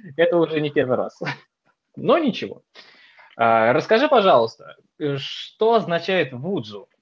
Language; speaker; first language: Russian; native; Russian